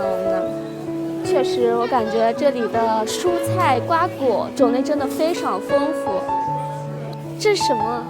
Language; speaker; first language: Chinese; non-native, fluent; Persian